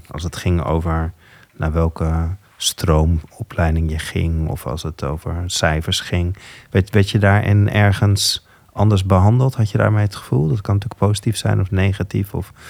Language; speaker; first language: Dutch; native; Dutch